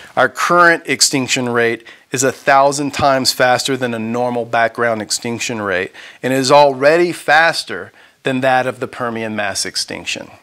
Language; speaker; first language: English; native; English